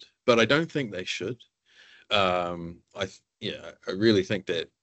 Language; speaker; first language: English; native; English